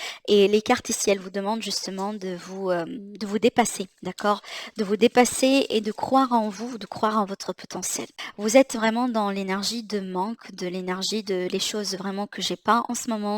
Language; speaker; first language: French; native; French